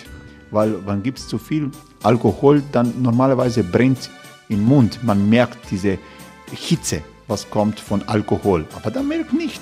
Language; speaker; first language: German; non-native, learner; Croatian